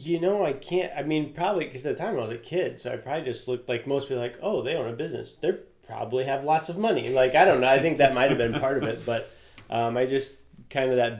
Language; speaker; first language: English; native; English